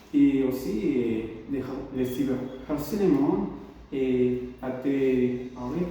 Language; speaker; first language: French; non-native, learner; Spanish